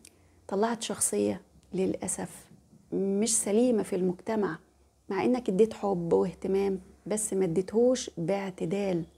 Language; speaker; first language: Arabic; native; Arabic